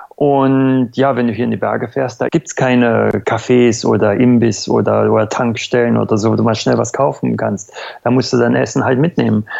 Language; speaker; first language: German; native; German